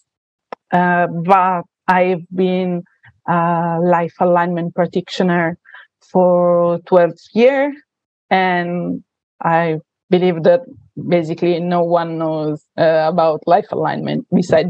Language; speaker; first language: English; non-native, fluent; Italian